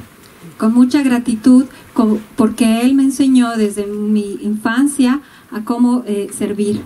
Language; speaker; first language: Spanish; native; Spanish